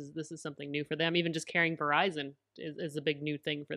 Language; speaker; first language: English; native; English